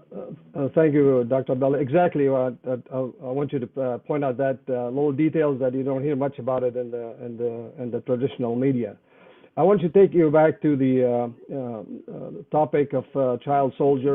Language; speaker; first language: English; non-native, fluent; Arabic